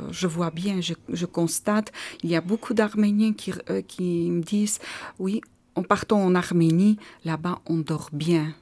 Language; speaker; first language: French; non-native, fluent; Armenian